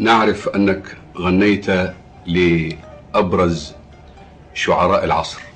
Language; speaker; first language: Arabic; native; Arabic